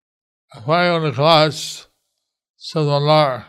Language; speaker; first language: Spanish; non-native, learner; English